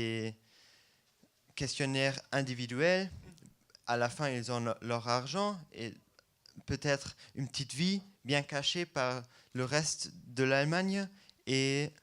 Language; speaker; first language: French; non-native, fluent; German